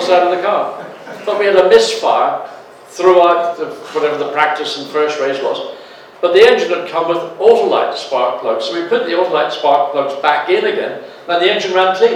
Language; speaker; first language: English; native; English